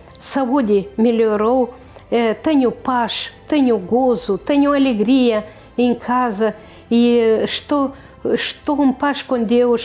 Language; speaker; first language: Portuguese; non-native, fluent; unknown